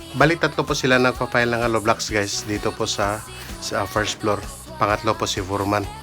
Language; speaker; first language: Filipino; non-native, local second language; Cebuano